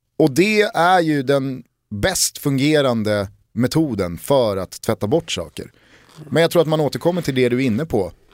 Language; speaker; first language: Swedish; native; Swedish